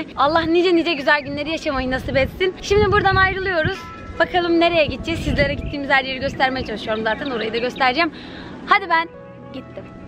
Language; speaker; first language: Turkish; native; Turkish